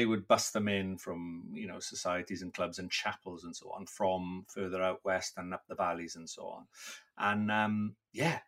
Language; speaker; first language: English; non-native, local second language; Welsh